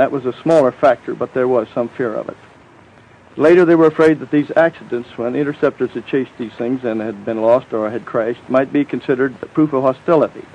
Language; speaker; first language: English; native; English